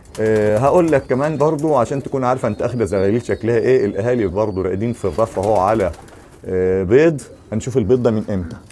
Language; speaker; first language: Arabic; native; Arabic